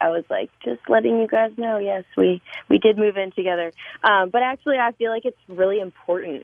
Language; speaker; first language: English; native; English